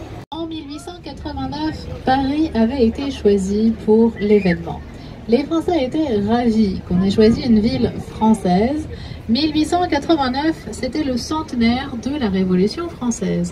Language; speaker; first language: French; native; French